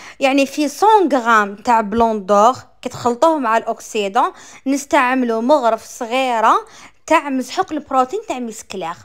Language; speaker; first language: Arabic; native; Arabic